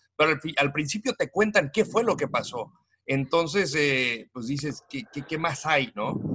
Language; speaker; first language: Spanish; native; Spanish